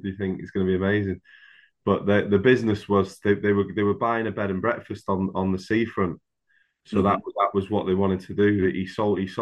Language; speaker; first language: English; native; English